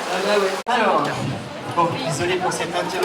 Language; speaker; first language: French; native; French